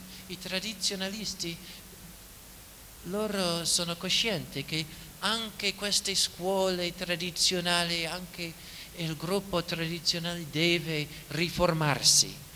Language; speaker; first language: Italian; non-native, fluent; English